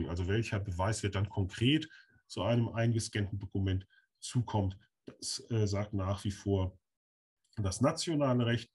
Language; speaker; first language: German; native; German